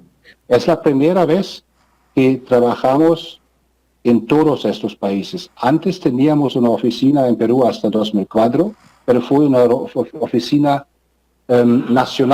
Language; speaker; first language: Spanish; non-native, fluent; German